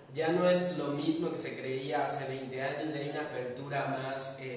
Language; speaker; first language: Spanish; native; Spanish